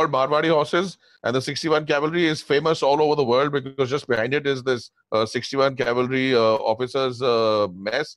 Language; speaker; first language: English; non-native, local second language; Hindi